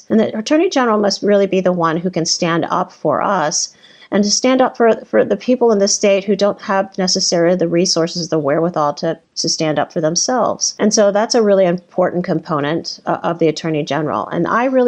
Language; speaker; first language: English; native; English